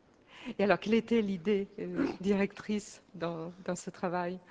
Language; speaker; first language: French; native; French